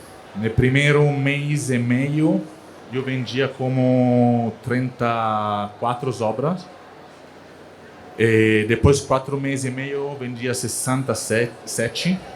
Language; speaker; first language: Portuguese; non-native, learner; Italian